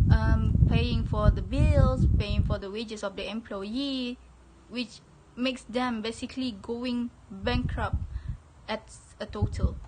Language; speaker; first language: English; non-native, local second language; Malay